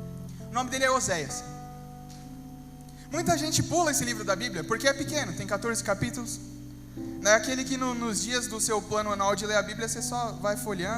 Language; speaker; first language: Portuguese; native; Portuguese